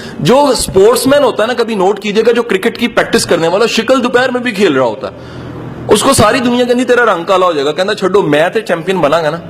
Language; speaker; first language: Urdu; non-native, local second language; Punjabi